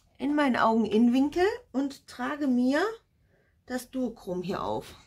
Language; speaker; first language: German; non-native, fluent; Russian